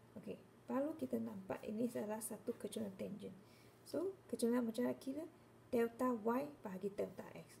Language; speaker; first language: Malay; non-native, local second language; Chinese